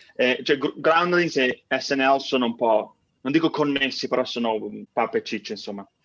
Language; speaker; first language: Italian; native; Italian